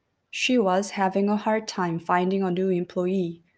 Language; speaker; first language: English; non-native, fluent; Korean